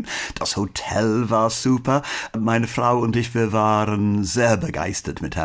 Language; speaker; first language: German; non-native, learner; English